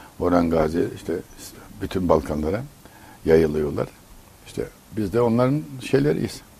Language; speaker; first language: Turkish; native; Turkish